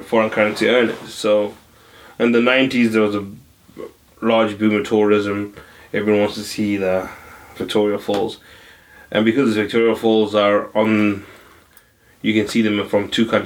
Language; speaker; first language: English; non-native, local second language; Shona